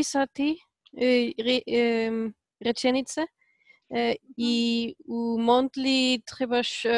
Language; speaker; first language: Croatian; non-native, learner; Polish